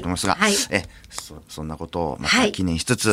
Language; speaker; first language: Japanese; native; Japanese